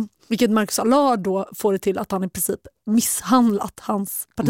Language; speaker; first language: Swedish; native; Swedish